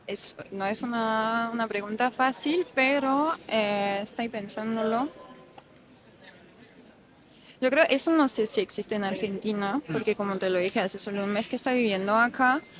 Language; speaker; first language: Spanish; non-native, fluent; French